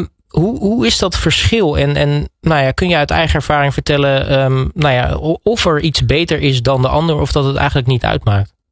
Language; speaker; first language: Dutch; native; Dutch